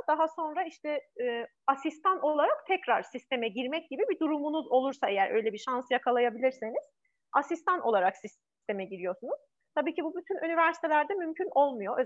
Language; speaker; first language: Turkish; non-native, fluent; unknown